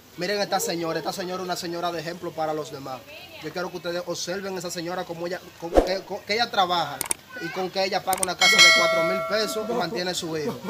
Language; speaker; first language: Spanish; native; Spanish